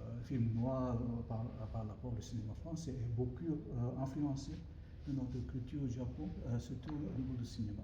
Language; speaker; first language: French; non-native, learner; Japanese